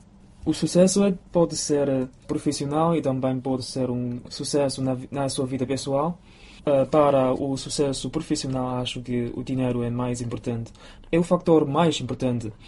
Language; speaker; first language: Portuguese; non-native, fluent; Chinese